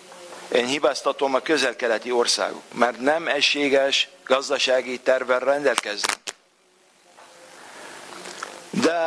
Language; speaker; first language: Hungarian; non-native, fluent; Arabic